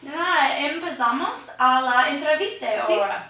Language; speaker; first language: Spanish; non-native, learner; English